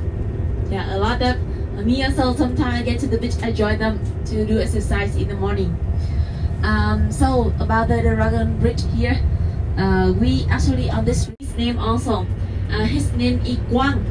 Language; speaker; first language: English; non-native, learner; Vietnamese